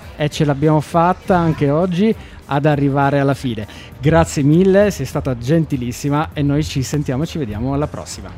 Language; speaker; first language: Italian; native; Italian